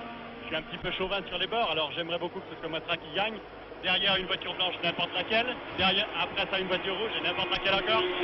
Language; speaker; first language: French; native; French